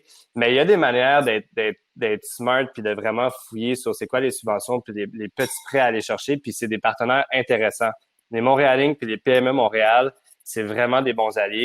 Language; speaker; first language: French; native; French